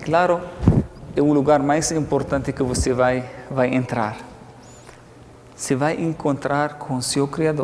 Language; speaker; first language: Portuguese; non-native, fluent; Arabic